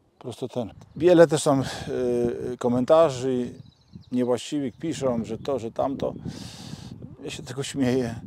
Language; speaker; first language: Polish; native; Polish